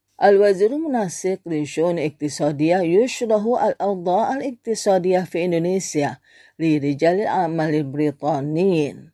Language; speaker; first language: Arabic; non-native, learner; Indonesian